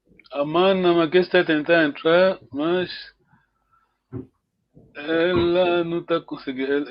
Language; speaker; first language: Portuguese; non-native, local second language; Kongo